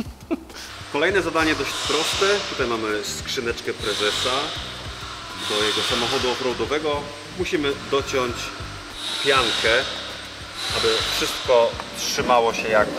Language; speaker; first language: Polish; native; Polish